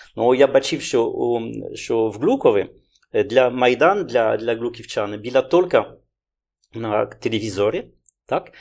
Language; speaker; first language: Ukrainian; non-native, learner; French